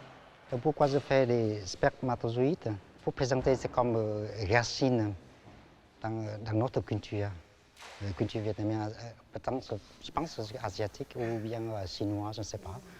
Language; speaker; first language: French; non-native, learner; Vietnamese